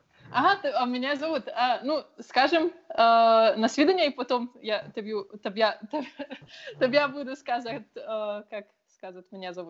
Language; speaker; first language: Russian; non-native, learner; Slovenian